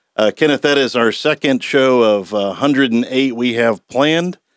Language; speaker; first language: English; native; English